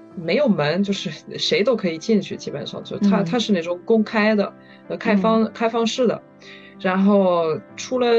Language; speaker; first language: Chinese; non-native, fluent; French